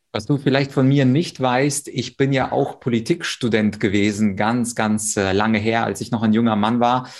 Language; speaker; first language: German; early bilingual, other home language; Russian